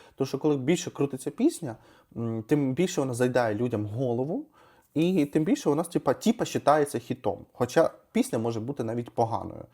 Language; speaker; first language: Ukrainian; non-native, local second language; Russian